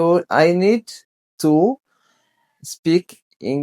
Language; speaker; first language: English; non-native, learner; Tigrinya